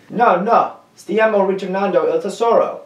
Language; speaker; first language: Italian; non-native, learner; English